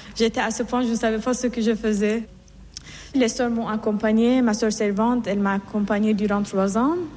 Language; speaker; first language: French; non-native, fluent; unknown